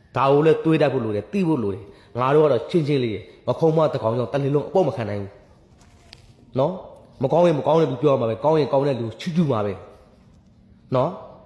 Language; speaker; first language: Burmese; native; Burmese